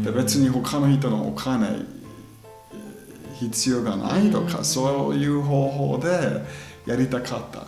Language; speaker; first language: Japanese; non-native, fluent; German